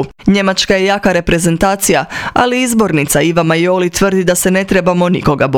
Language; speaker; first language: Croatian; native; Croatian